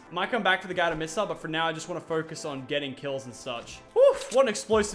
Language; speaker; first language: English; native; English